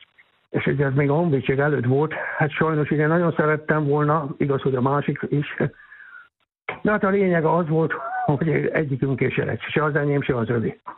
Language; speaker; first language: Hungarian; native; Hungarian